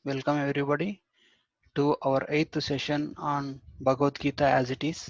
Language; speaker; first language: English; non-native, local second language; Telugu